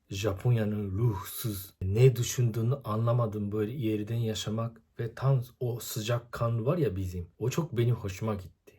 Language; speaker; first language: Turkish; non-native, fluent; Japanese